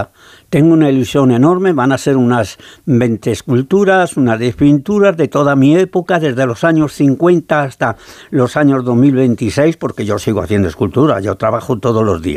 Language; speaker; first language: Spanish; native; Spanish